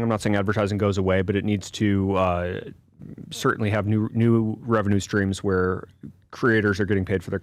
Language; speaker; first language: English; native; English